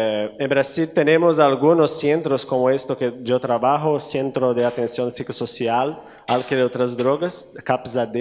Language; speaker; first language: Spanish; non-native, learner; Portuguese